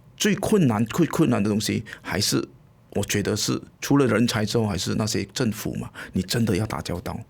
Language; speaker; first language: Chinese; native; Chinese